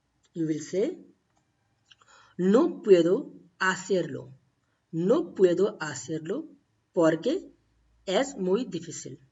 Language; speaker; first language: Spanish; non-native, fluent; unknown